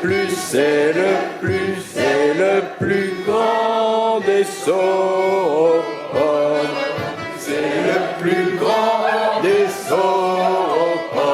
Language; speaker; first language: French; native; French